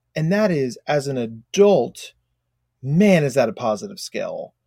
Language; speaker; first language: English; native; English